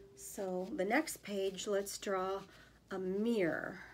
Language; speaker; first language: English; native; English